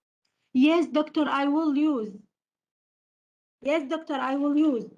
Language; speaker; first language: English; non-native, learner; Arabic